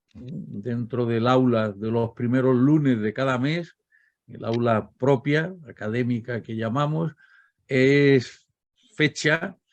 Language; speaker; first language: Spanish; native; Spanish